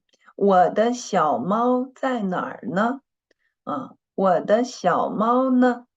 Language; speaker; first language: Chinese; non-native, fluent; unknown